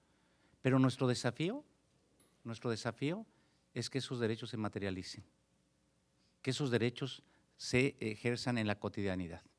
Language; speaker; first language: Spanish; native; Spanish